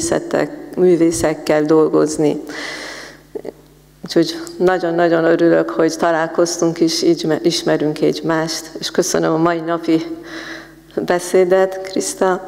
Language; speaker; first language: Hungarian; non-native, fluent; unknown